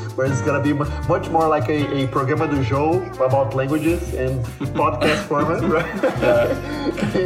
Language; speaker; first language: English; non-native, fluent; Portuguese